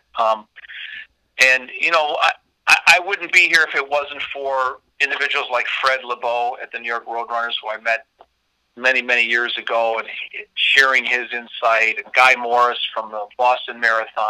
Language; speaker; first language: English; native; English